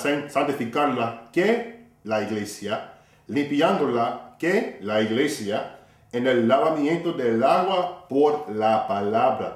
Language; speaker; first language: Spanish; non-native, fluent; English